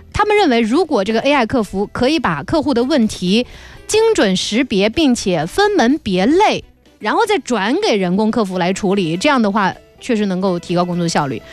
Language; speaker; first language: Chinese; native; Chinese